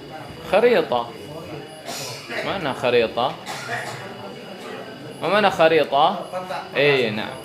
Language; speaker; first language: Arabic; non-native, fluent; Indonesian